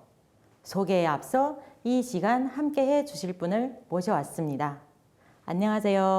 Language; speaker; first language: Korean; non-native, fluent; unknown